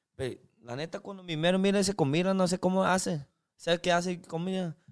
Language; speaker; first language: Spanish; non-native, learner; Chinese